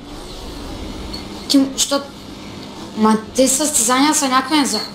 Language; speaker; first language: Bulgarian; native; Bulgarian